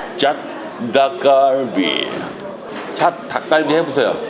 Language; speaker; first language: Korean; native; Korean